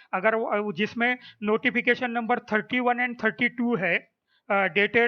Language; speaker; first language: Hindi; non-native, local second language; Marathi